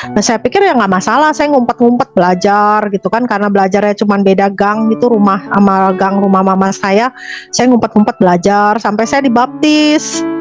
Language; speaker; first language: Indonesian; native; Indonesian